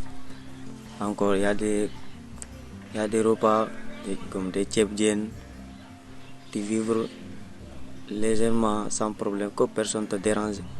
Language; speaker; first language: French; non-native, learner; Mandingo